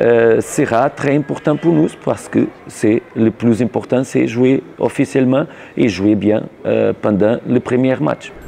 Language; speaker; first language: French; non-native, learner; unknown